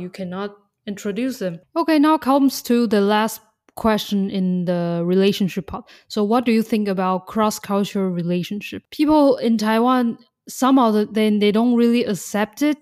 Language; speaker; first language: English; non-native, fluent; Chinese